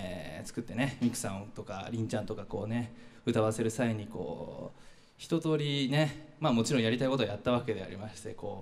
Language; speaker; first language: Japanese; native; Japanese